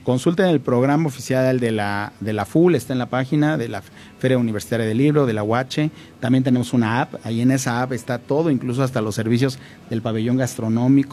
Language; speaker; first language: Spanish; native; Spanish